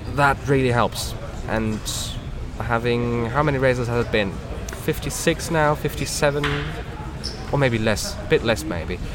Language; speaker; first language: English; non-native, fluent; German